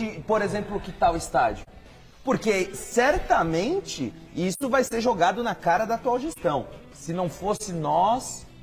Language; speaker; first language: Portuguese; native; Portuguese